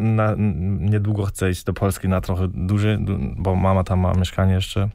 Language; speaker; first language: Polish; early bilingual, heritage; German